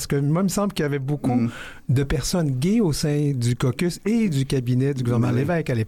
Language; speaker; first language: French; native; French